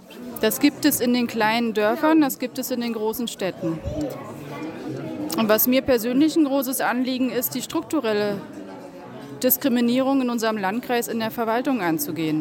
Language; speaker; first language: German; native; German